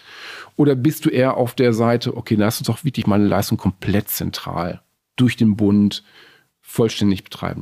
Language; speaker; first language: German; native; German